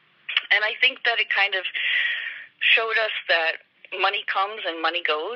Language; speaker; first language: English; native; English